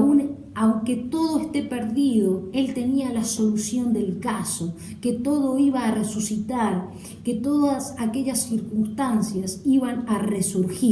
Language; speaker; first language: Spanish; native; Spanish